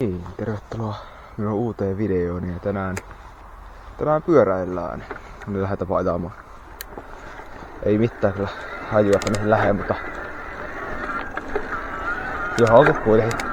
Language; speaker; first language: Finnish; native; Finnish